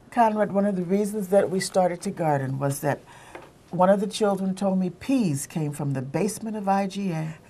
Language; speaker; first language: English; native; English